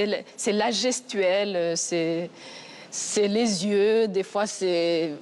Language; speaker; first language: French; non-native, local second language; Kinyarwanda